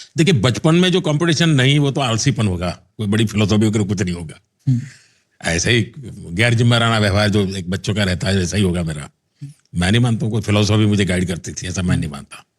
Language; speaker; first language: Hindi; non-native, local second language; Gujarati